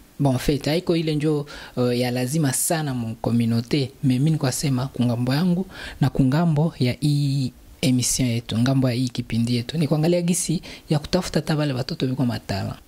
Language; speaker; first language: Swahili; native; Swahili